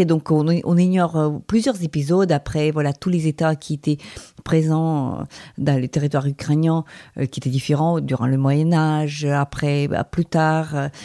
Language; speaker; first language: French; non-native, fluent; Ukrainian